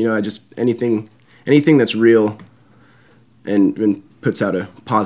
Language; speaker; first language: English; native; English